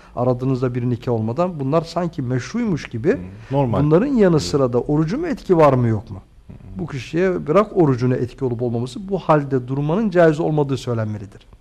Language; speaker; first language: Turkish; native; Turkish